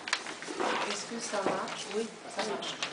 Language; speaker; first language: French; non-native, fluent; Persian